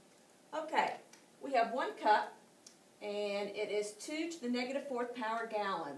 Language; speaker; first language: English; native; English